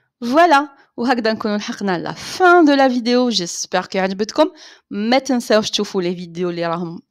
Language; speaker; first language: French; non-native, local second language; Arabic